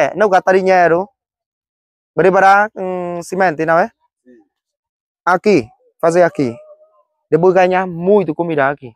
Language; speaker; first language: Portuguese; non-native, learner; Vietnamese